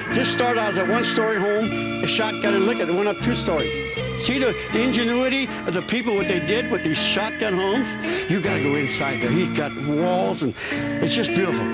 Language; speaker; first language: English; native; English